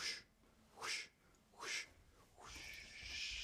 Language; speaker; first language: German; non-native, fluent; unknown